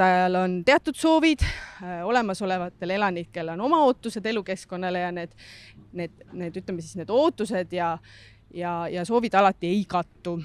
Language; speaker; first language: Estonian; native; Estonian